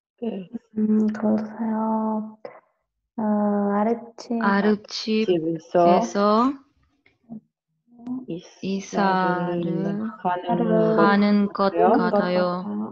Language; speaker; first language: Korean; non-native, learner; Spanish